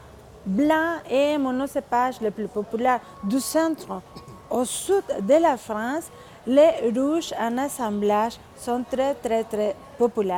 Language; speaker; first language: French; non-native, fluent; Spanish